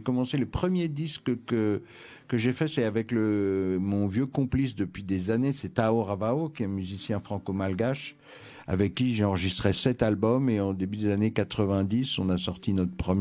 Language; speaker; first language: French; native; French